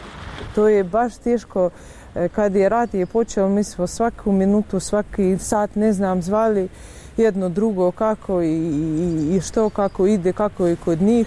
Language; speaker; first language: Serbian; non-native, learner; Russian